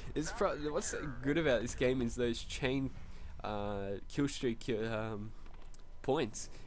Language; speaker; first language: English; native; English